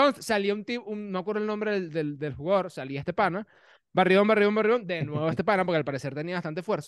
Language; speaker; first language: Spanish; native; Spanish